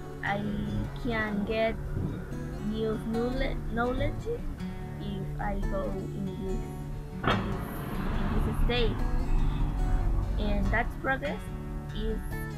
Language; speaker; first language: English; non-native, learner; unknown